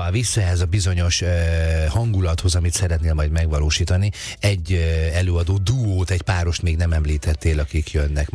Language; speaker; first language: Hungarian; native; Hungarian